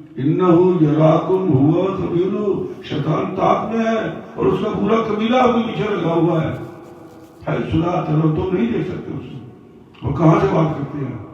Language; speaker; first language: Urdu; non-native, local second language; Punjabi